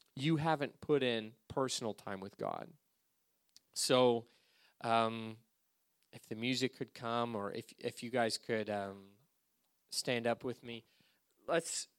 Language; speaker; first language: English; native; English